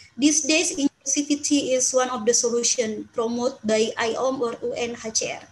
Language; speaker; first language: English; non-native, fluent; Indonesian